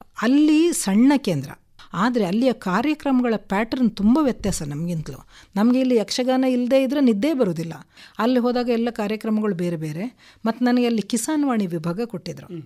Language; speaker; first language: Kannada; non-native, local second language; Konkani